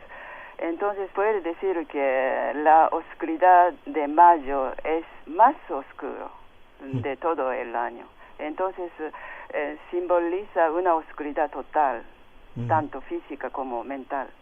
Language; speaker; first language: Spanish; non-native, fluent; Japanese